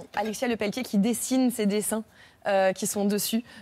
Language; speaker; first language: French; native; French